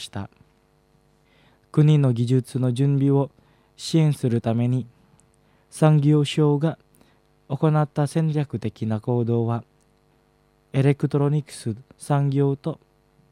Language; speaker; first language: Japanese; non-native, fluent; Indonesian